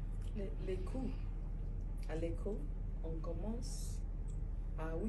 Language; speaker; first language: French; non-native, fluent; Igbo